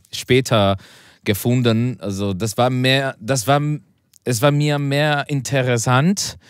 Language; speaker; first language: German; non-native, learner; Spanish